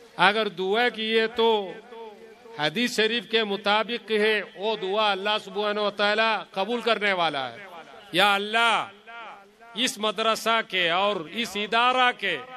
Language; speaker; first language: Hindi; non-native, local second language; Malayalam